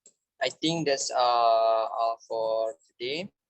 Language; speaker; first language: English; non-native, fluent; Indonesian